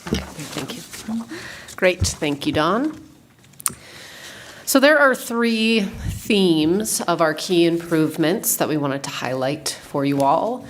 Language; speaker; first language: English; native; English